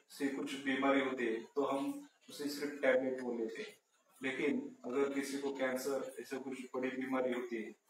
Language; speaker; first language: Hindi; non-native, local second language; Marathi